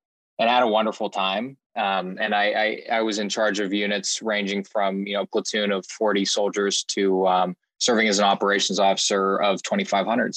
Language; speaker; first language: English; native; English